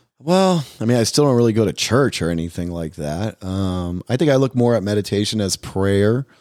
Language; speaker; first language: English; native; English